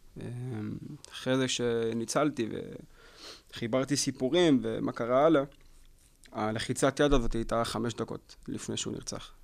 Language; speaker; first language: Hebrew; native; Hebrew